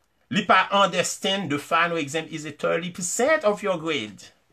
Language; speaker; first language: English; non-native, fluent; Haitian Creole